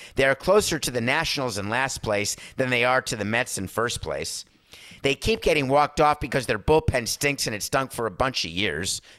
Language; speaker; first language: English; native; English